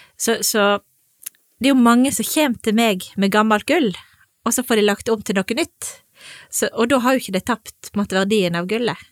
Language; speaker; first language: Norwegian; native; Norwegian